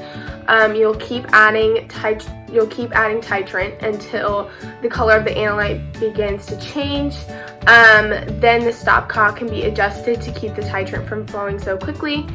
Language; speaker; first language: English; native; English